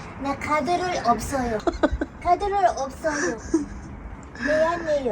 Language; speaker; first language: Korean; non-native, learner; Filipino